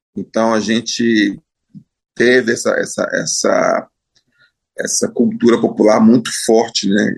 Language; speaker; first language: Portuguese; native; Portuguese